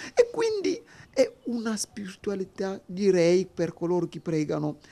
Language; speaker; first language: Italian; non-native, fluent; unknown